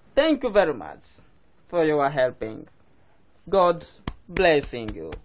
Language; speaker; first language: English; non-native, local second language; Swahili